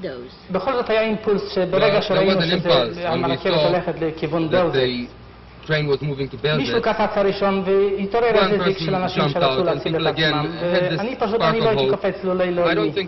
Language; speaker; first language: Hebrew; non-native, fluent; Yiddish